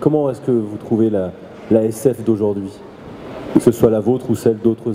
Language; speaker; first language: French; native; French